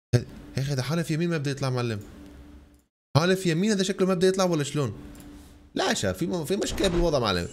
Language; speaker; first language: Arabic; native; Arabic